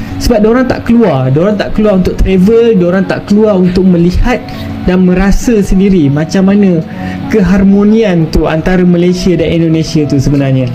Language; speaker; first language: Malay; native; Malay